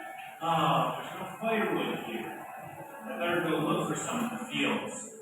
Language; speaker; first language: English; non-native, learner; Indonesian